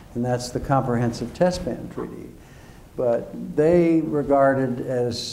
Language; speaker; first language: English; native; English